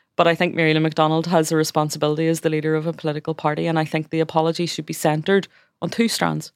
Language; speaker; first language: English; native; English